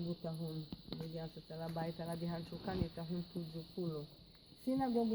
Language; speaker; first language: Indonesian; non-native, fluent; Hebrew